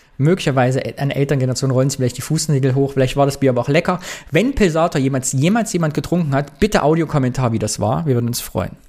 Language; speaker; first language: German; native; German